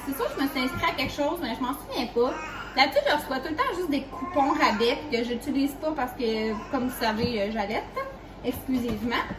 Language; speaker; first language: French; native; French